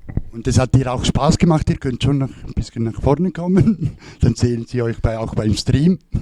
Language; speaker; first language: German; native; German